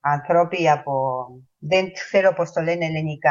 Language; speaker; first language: Greek; early bilingual, heritage; Spanish